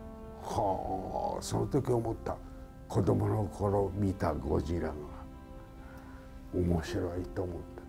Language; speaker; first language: Japanese; native; Japanese